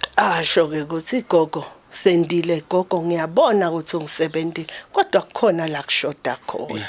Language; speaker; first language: Zulu; non-native, local second language; Swati